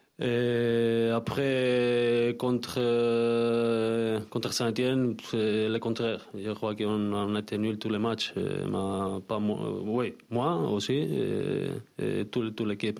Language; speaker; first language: French; non-native, learner; Spanish